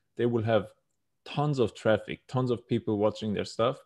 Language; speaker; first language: English; non-native, fluent; German